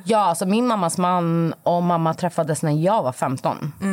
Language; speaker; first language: Swedish; native; Swedish